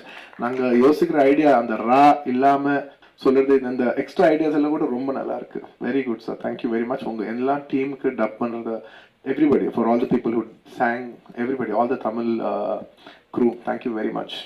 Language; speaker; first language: Tamil; non-native, local second language; Telugu